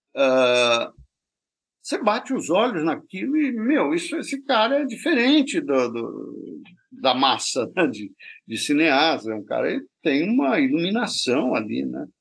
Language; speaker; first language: Portuguese; native; Portuguese